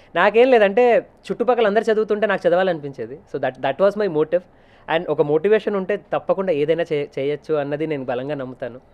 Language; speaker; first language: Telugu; native; Telugu